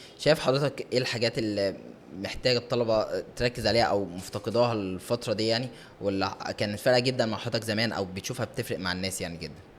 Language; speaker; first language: Arabic; native; Arabic